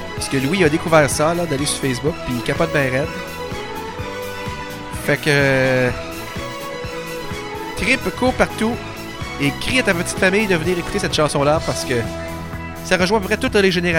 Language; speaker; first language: French; native; French